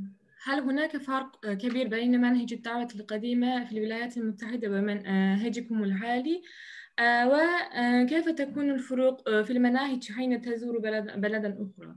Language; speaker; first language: Arabic; non-native, fluent; Turkish